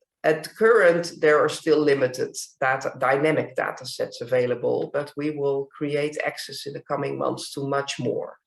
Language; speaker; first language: English; non-native, fluent; Dutch